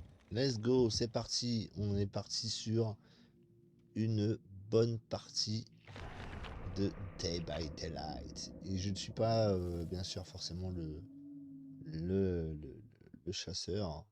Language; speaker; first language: French; native; French